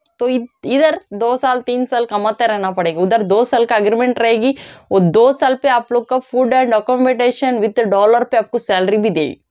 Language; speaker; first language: Hindi; non-native, local second language; Kannada